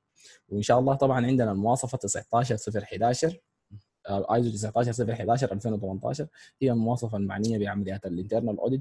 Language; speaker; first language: Arabic; native; Arabic